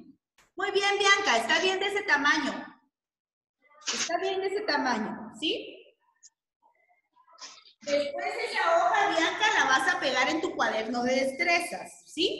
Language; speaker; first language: Spanish; native; Spanish